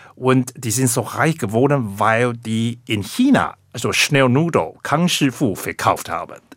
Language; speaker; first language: German; non-native, fluent; Chinese